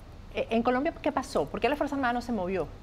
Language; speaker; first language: Spanish; native; Spanish